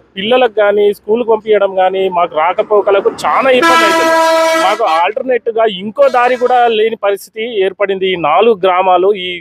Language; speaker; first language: Telugu; non-native, local second language; Lambadi